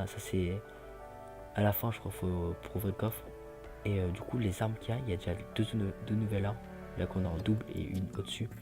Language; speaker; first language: French; native; French